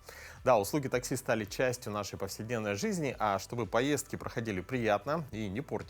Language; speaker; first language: Russian; native; Russian